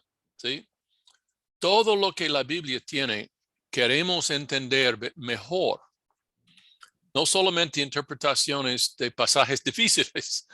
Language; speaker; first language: Spanish; non-native, fluent; English